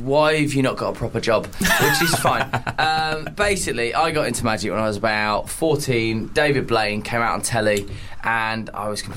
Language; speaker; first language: English; native; English